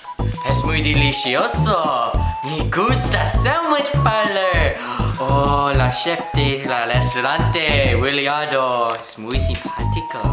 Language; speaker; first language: Spanish; non-native, learner; English